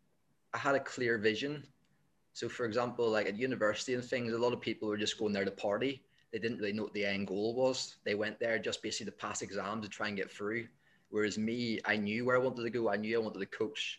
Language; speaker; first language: English; native; English